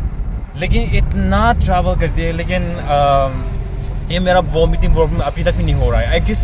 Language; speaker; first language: Hindi; non-native, local second language; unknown